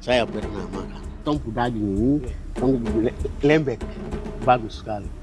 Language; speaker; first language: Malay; non-native, local second language; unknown